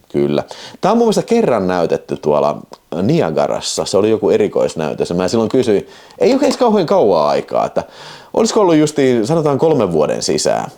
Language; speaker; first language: Finnish; native; Finnish